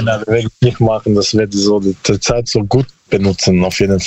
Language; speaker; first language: German; non-native, learner; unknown